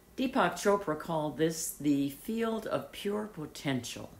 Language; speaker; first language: English; native; English